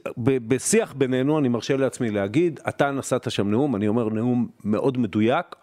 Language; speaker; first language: Hebrew; native; Hebrew